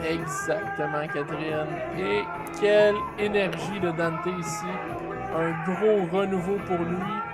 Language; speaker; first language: French; native; French